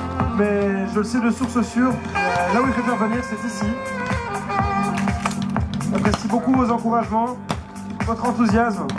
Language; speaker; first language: French; native; French